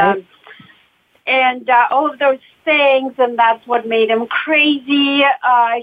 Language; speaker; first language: English; non-native, fluent; Russian